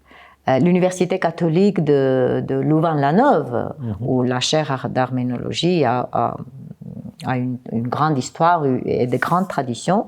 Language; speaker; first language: French; non-native, fluent; Armenian